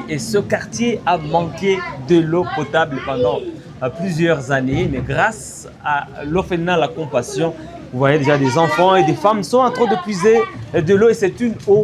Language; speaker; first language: French; non-native, local second language; Swahili